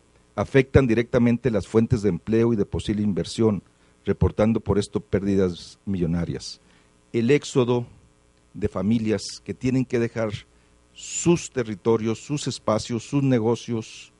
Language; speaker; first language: Spanish; native; Spanish